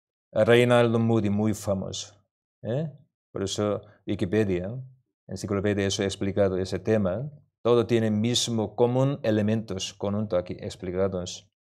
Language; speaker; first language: Spanish; non-native, learner; Korean